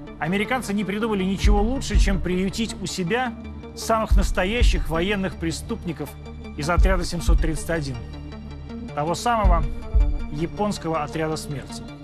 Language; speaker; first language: Russian; native; Russian